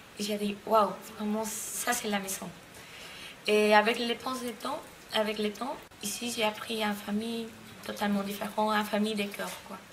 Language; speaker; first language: French; non-native, learner; Spanish